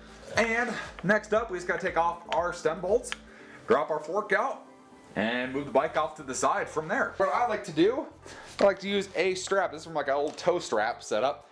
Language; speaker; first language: English; native; English